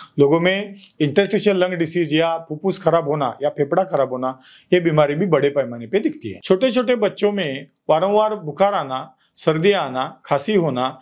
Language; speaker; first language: Hindi; non-native, local second language; Marathi